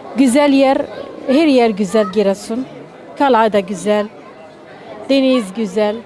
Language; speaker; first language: Turkish; non-native, learner; Arabic